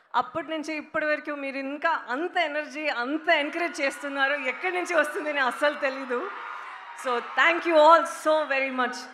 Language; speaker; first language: Telugu; non-native, local second language; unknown